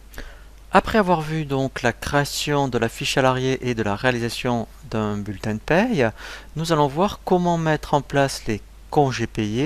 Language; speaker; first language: French; native; French